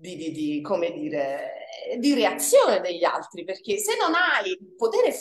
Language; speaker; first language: Italian; native; Italian